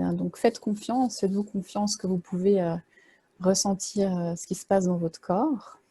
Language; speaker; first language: French; native; French